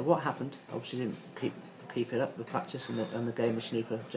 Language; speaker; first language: English; native; English